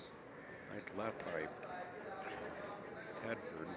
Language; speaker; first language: English; native; English